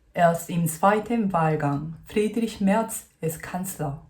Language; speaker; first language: German; non-native, fluent; Korean